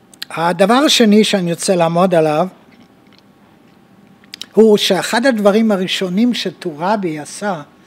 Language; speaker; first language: Hebrew; native; Hebrew